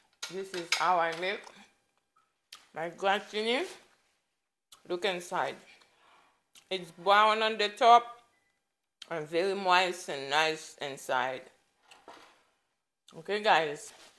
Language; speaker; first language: English; non-native, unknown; Haitian Creole